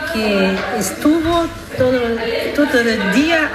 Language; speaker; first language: Spanish; non-native, learner; Italian